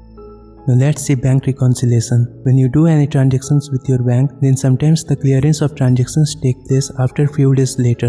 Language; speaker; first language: English; non-native, local second language; Hindi